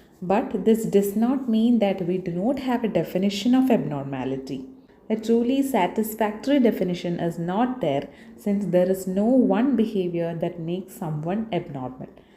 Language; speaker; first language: English; non-native, local second language; Malayalam